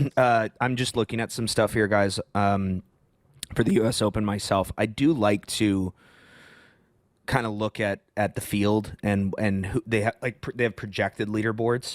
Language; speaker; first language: English; native; English